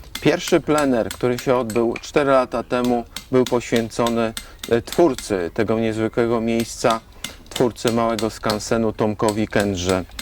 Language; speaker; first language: Polish; native; Polish